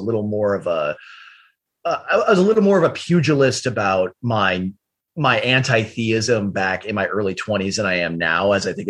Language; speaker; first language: English; native; English